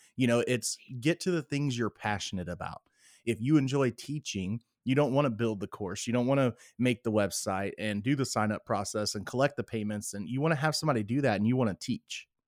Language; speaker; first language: English; native; English